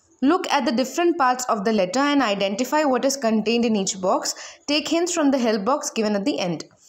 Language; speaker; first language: English; non-native, local second language; Malayalam